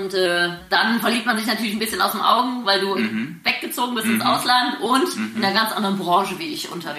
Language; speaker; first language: German; native; German